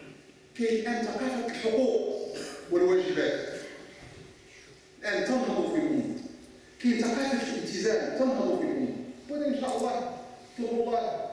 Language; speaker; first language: Arabic; native; Arabic